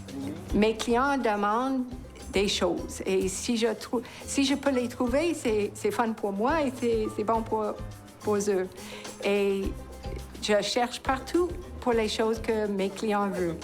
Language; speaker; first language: French; non-native, local second language; English